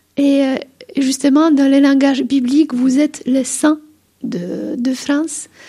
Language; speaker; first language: French; non-native, fluent; Polish